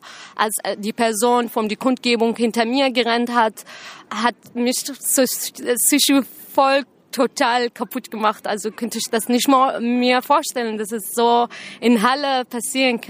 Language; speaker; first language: German; non-native, learner; Arabic